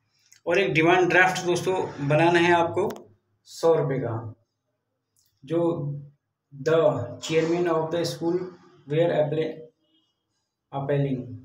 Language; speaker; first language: Hindi; native; Hindi